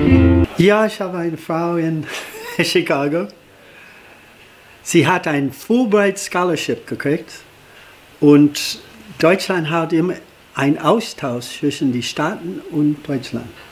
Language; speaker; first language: German; non-native, fluent; English